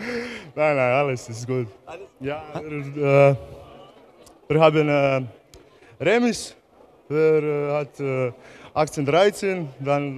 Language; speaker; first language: German; non-native, learner; Croatian